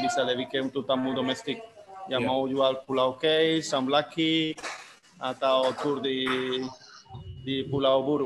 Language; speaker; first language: Indonesian; non-native, fluent; Spanish